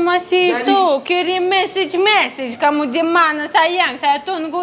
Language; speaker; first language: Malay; non-native, learner; Russian